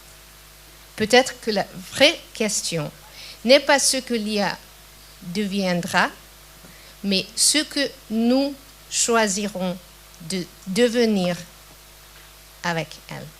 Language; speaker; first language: French; non-native, fluent; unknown